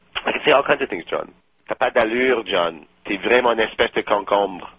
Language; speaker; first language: French; non-native, learner; English